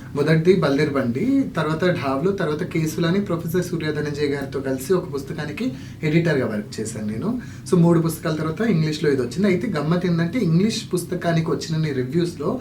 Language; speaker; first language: Telugu; non-native, local second language; Lambadi